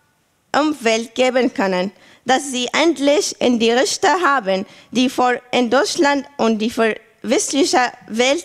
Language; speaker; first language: German; non-native, learner; Arabic